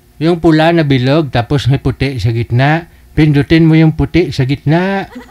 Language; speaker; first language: Filipino; non-native, local second language; Hiligaynon